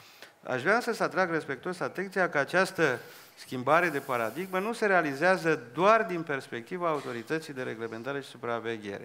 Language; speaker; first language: Romanian; native; Romanian